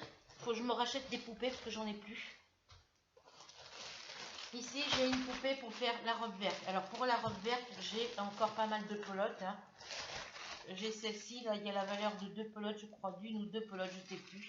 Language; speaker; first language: French; native; French